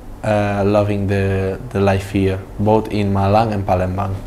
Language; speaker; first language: English; non-native, fluent; Italian